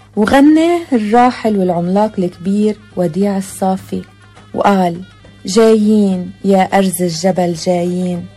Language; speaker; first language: Arabic; native; Arabic